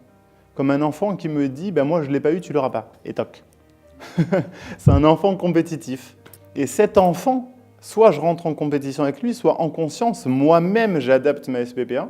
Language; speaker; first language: French; native; French